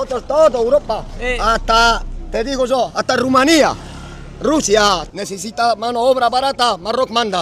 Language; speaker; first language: Spanish; non-native, learner; Arabic